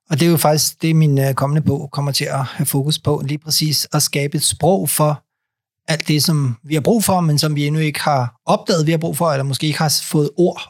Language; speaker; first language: Danish; native; Danish